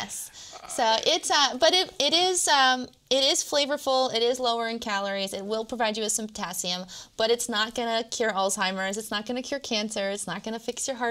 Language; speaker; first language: English; native; English